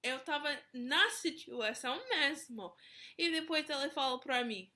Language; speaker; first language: Portuguese; non-native, fluent; English